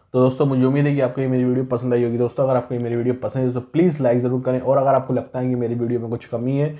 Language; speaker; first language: Hindi; native; Hindi